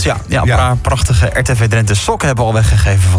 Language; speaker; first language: Dutch; native; Dutch